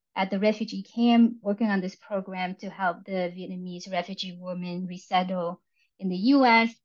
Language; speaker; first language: English; early bilingual, other home language; Vietnamese